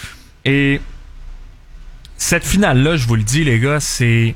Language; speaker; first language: French; native; French